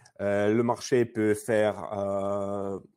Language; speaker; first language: French; non-native, learner; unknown